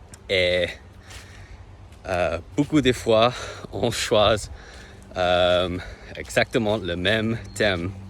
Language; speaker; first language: French; non-native, learner; English